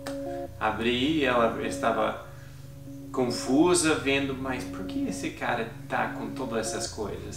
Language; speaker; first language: Portuguese; non-native, fluent; English